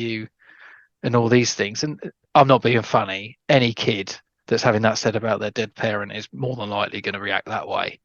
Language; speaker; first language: English; native; English